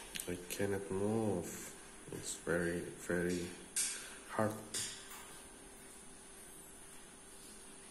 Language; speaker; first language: English; non-native, learner; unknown